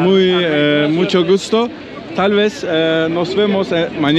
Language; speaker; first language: Spanish; non-native, learner; Turkish